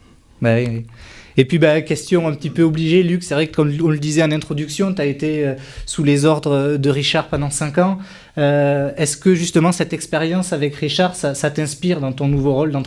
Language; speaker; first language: French; native; French